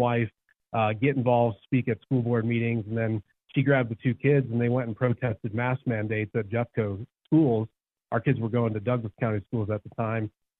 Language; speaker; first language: English; native; English